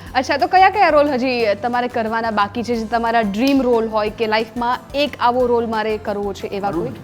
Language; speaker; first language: Gujarati; native; Gujarati